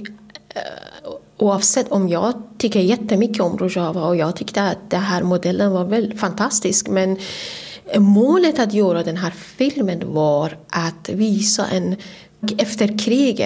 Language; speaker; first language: Swedish; non-native, fluent; Kurdish